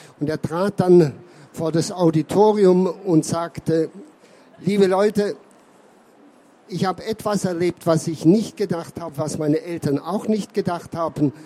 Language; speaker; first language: German; native; German